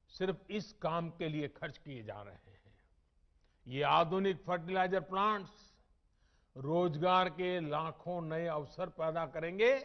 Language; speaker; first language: Hindi; non-native, local second language; Gujarati